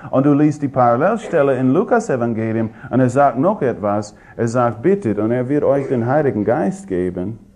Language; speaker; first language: German; non-native, fluent; English